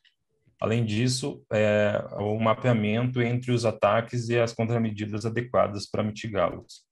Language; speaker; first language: Portuguese; native; Portuguese